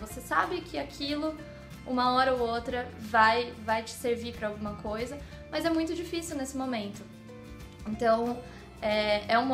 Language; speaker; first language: Portuguese; native; Portuguese